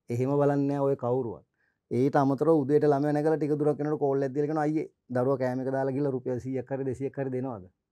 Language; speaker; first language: Sinhala; native; Sinhala